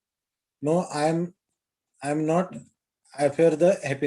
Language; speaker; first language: English; non-native, learner; Marathi